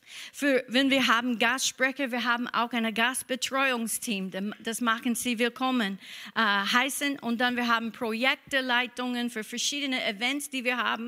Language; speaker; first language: German; non-native, fluent; English